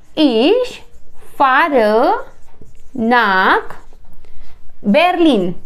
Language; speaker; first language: German; non-native, learner; Hindi